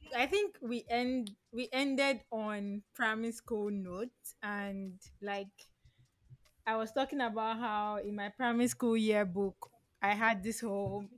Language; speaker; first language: English; non-native, local second language; Yoruba